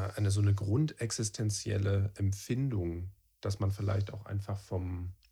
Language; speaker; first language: German; native; German